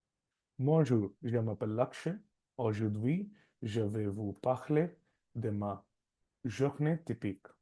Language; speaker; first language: French; non-native, learner; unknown